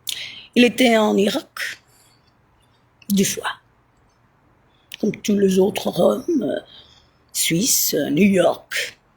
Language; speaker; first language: French; non-native, fluent; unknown